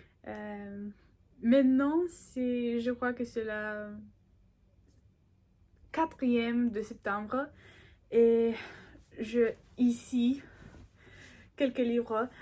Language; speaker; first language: French; non-native, learner; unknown